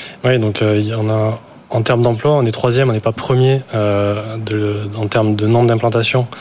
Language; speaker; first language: French; native; French